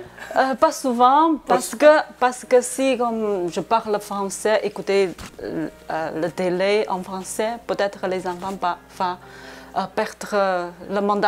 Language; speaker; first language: French; non-native, learner; Chinese